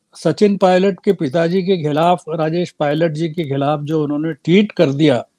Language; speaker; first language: Hindi; native; Hindi